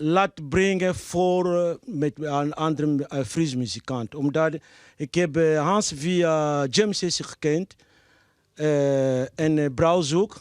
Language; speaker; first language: Dutch; non-native, fluent; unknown